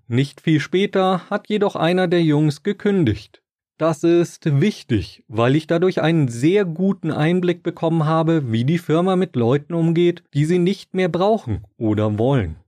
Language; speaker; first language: German; native; German